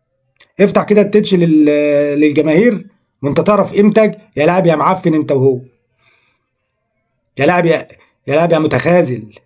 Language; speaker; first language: Arabic; native; Arabic